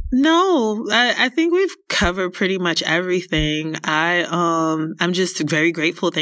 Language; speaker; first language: English; native; English